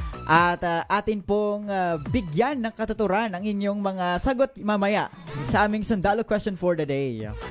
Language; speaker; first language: Filipino; native; Filipino